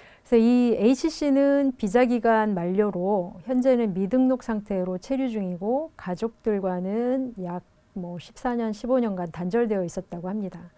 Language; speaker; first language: Korean; native; Korean